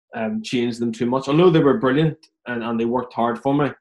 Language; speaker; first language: English; native; English